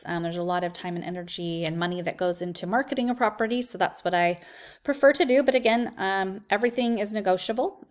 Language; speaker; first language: English; native; English